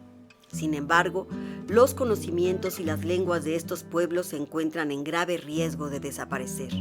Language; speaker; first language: Spanish; native; Spanish